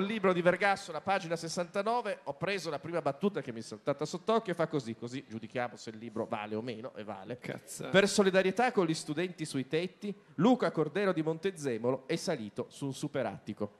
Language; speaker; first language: Italian; native; Italian